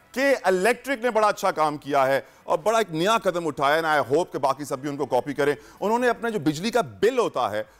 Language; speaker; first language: Urdu; native; Urdu